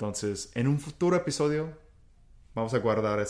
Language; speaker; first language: Spanish; non-native, fluent; English